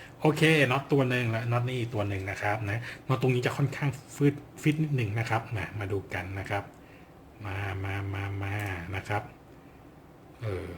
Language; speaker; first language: Thai; native; Thai